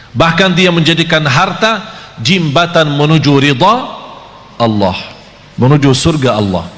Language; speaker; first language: Malay; non-native, fluent; Arabic